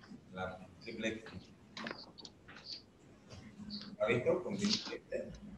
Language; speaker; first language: Spanish; native; Spanish